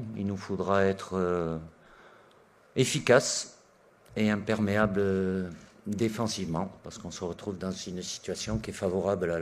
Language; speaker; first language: French; native; French